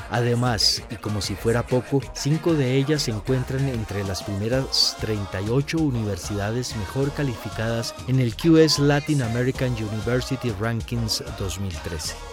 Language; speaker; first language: Spanish; native; Spanish